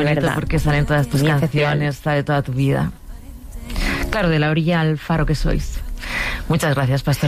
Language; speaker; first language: Spanish; native; Spanish